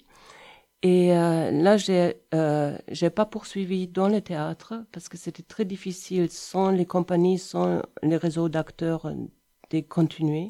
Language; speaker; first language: French; non-native, fluent; German